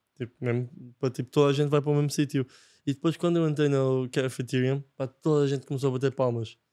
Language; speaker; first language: Portuguese; non-native, fluent; Japanese